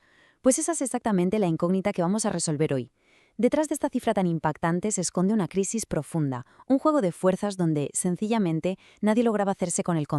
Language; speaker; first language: Spanish; native; Spanish